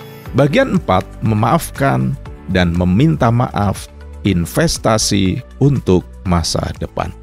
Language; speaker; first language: Indonesian; native; Indonesian